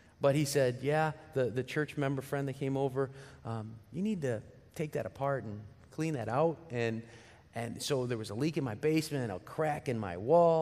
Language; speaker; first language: English; native; English